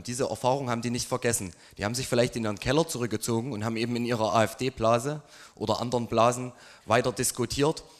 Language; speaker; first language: German; native; German